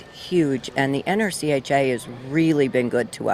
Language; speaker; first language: English; native; English